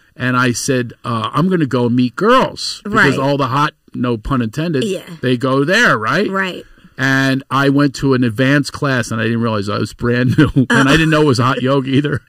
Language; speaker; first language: English; native; English